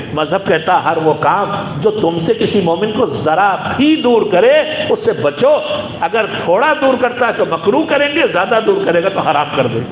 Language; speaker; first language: Urdu; native; Urdu